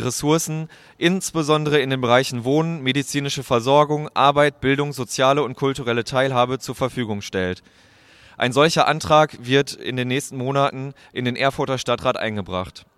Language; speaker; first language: German; native; German